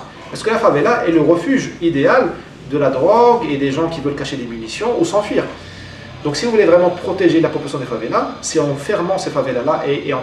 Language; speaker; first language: French; non-native, local second language; Arabic